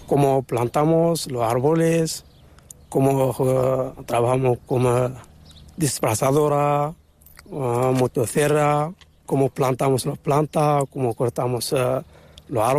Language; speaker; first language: Spanish; non-native, learner; Arabic